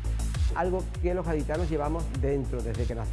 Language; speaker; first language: Spanish; native; Spanish